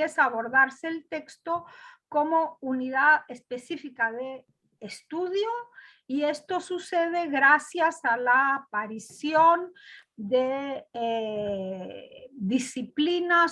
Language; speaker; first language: Spanish; non-native, fluent; Greek